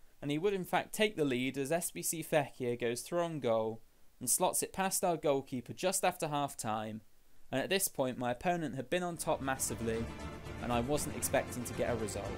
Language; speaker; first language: English; native; English